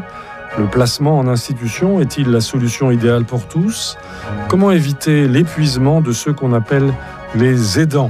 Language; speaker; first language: French; native; French